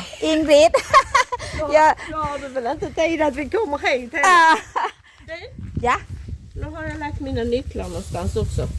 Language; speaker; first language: Swedish; non-native, learner; Thai